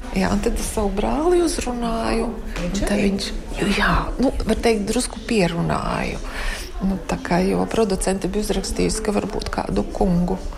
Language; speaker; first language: Latvian; native; Latvian